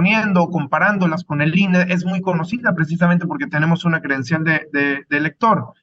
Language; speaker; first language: Spanish; native; Spanish